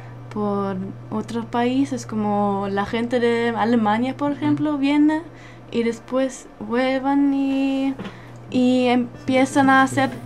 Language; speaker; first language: Spanish; non-native, learner; German